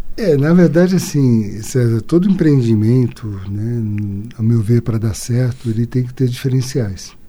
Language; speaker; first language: Portuguese; native; Portuguese